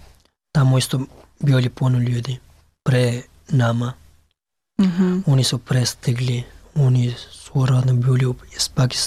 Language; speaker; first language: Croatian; non-native, learner; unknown